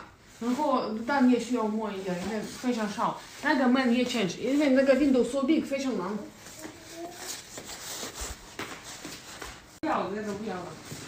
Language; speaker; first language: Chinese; non-native, learner; Russian